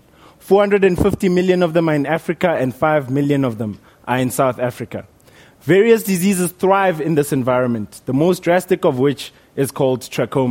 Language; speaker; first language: English; non-native, local second language; Northern Sotho